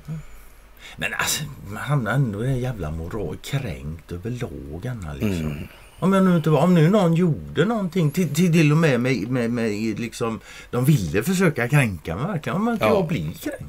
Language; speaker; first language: Swedish; native; Swedish